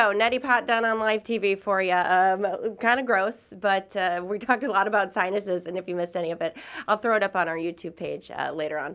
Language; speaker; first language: English; native; English